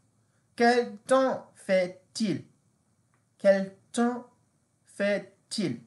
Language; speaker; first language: French; non-native, fluent; English